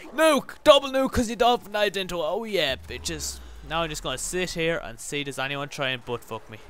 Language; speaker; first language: English; native; English